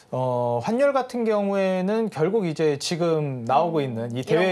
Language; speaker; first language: Korean; native; Korean